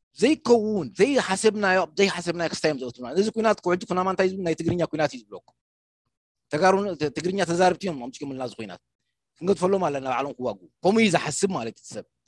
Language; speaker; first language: Tigrinya; non-native, local second language; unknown